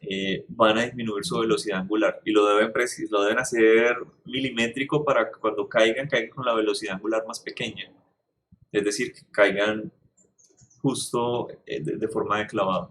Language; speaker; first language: Spanish; native; Spanish